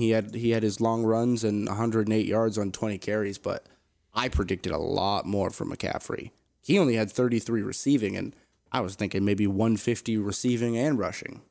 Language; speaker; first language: English; native; English